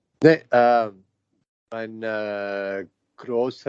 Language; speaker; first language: German; non-native, learner; English